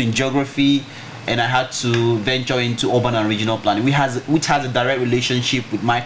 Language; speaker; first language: English; non-native, local second language; Igbo